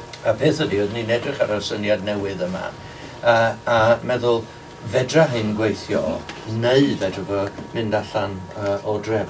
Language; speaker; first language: Welsh; non-native, local second language; English